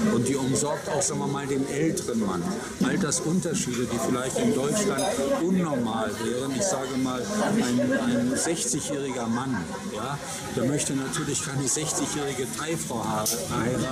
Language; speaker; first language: German; non-native, fluent; Thai